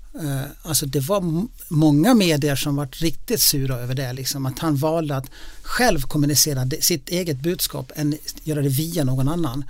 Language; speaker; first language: Swedish; native; Swedish